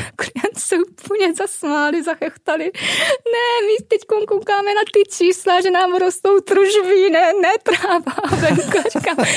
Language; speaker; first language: Czech; non-native, fluent; Japanese